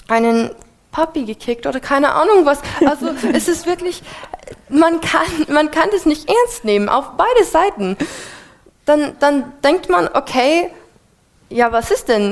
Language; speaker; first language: German; non-native, fluent; English